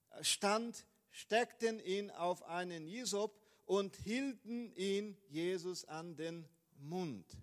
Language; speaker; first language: German; non-native, fluent; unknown